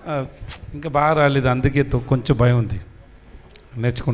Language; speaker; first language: Telugu; non-native, learner; Tamil